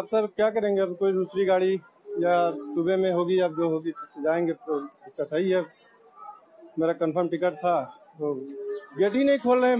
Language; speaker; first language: Hindi; native; Hindi